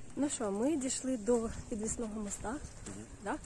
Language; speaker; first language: Ukrainian; non-native, local second language; Russian